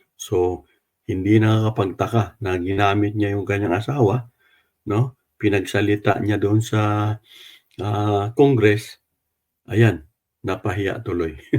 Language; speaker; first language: Filipino; non-native, local second language; Cebuano